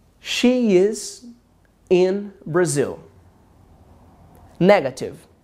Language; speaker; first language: English; non-native, fluent; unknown